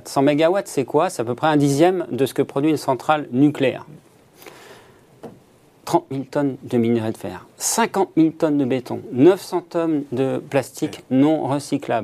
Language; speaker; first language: French; native; French